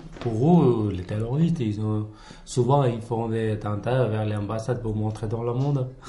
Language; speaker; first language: French; non-native, learner; Punjabi